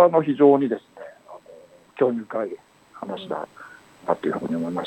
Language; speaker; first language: Japanese; native; Japanese